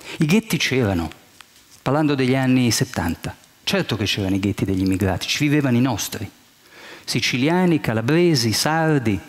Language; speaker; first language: Italian; early bilingual, heritage; Italian